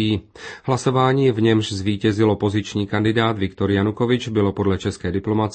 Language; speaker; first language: Czech; native; Czech